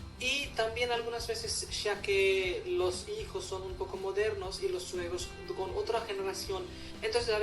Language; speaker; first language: Spanish; non-native, fluent; Hindi